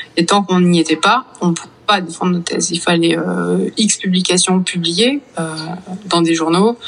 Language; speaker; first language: French; native; French